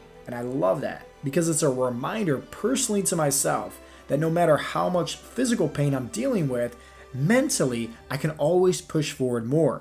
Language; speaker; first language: English; native; English